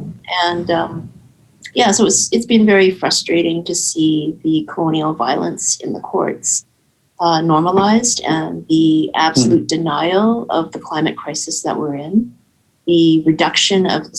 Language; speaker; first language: English; native; English